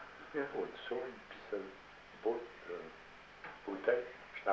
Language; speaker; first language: German; non-native, learner; French